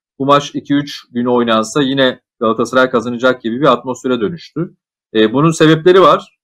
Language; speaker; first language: Turkish; native; Turkish